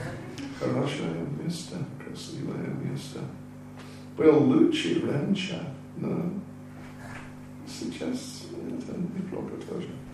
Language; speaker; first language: Russian; non-native, learner; English